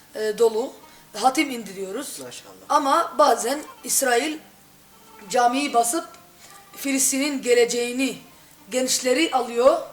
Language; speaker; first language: Turkish; non-native, fluent; Arabic